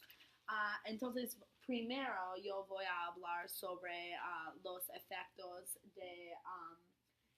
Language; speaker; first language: Spanish; non-native, learner; English